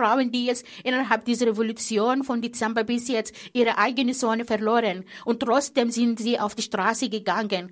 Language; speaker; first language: German; non-native, fluent; Arabic